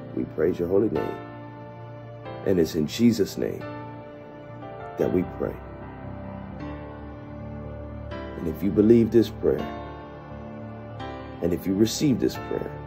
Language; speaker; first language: English; native; English